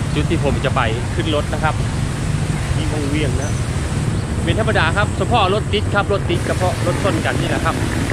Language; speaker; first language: Thai; native; Thai